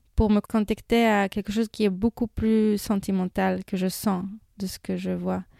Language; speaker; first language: French; non-native, fluent; Hebrew